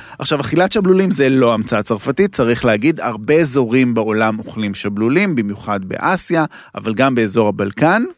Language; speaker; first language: Hebrew; native; Hebrew